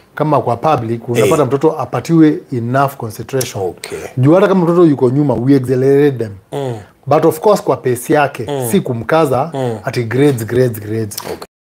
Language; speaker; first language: Swahili; native; Swahili